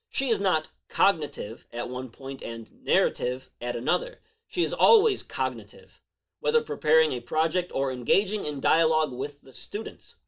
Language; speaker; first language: English; native; English